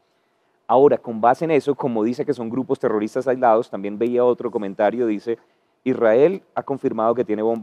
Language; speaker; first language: Spanish; native; Spanish